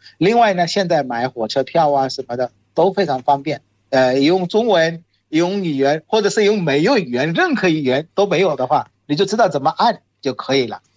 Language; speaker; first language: Chinese; non-native, fluent; Bangla